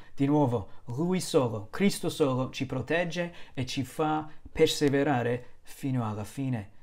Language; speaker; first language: Italian; non-native, fluent; English